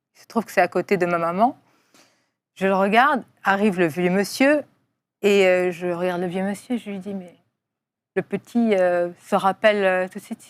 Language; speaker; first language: French; non-native, local second language; Arabic